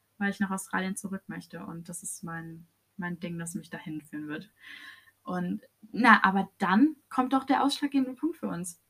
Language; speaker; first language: German; early bilingual, other home language; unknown